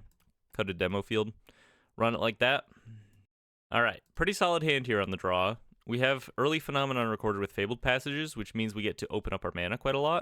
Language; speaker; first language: English; native; English